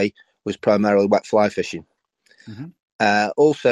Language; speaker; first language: English; native; English